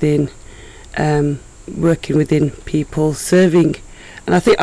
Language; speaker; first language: English; native; English